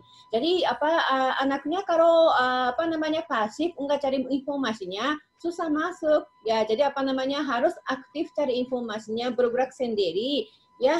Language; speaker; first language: Indonesian; non-native, fluent; Japanese